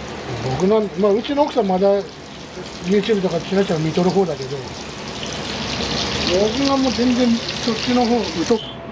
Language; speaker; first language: Japanese; native; Japanese